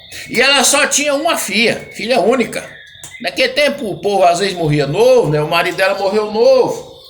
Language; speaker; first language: Portuguese; native; Portuguese